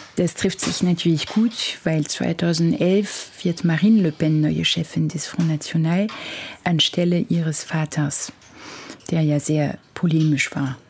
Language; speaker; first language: German; non-native, fluent; French